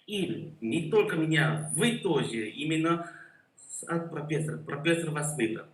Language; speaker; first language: Russian; non-native, learner; Korean